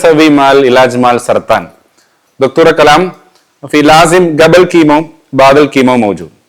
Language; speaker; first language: Arabic; non-native, learner; Malayalam